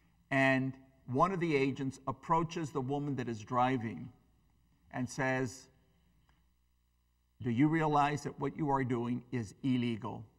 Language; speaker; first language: English; early bilingual, other home language; Spanish